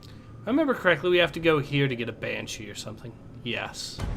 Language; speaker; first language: English; native; English